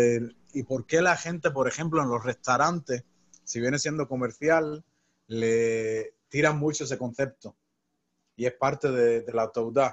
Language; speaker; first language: Spanish; non-native, fluent; English